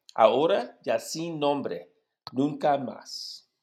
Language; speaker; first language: Spanish; non-native, learner; English